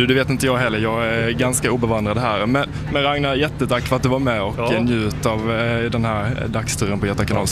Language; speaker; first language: Swedish; native; Swedish